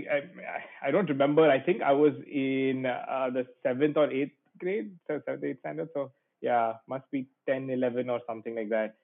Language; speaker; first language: English; non-native, local second language; Gujarati